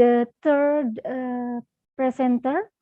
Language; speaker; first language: English; non-native, learner; Indonesian